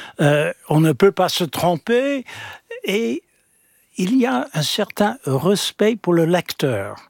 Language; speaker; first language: French; non-native, fluent; English